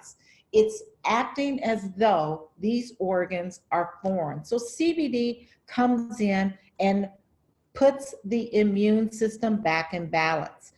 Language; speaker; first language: English; native; English